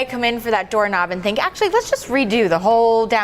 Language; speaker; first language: English; native; English